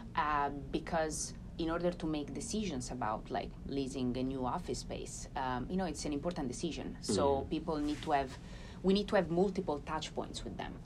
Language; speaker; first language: English; non-native, fluent; Italian